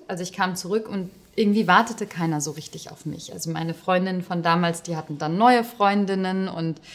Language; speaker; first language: German; native; German